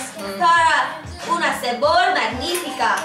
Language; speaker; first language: Spanish; non-native, learner; English